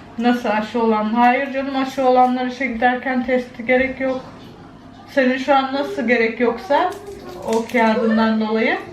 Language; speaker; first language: Turkish; early bilingual, heritage; Turkish